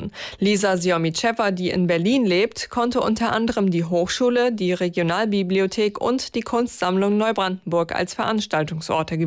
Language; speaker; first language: German; native; German